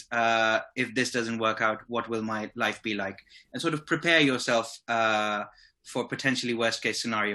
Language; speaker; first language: English; non-native, local second language; Urdu